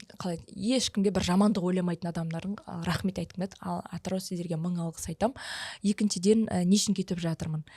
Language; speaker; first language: Kazakh; early bilingual, heritage; Kazakh